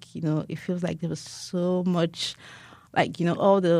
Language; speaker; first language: English; non-native, local second language; Igbo